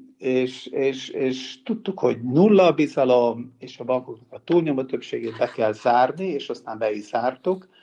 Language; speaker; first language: Hungarian; non-native, local second language; Serbian